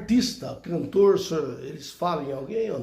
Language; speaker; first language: Portuguese; native; Portuguese